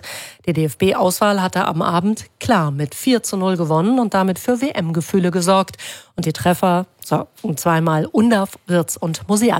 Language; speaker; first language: German; native; German